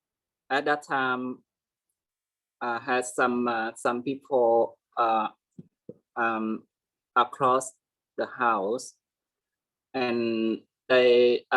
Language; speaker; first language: English; non-native, learner; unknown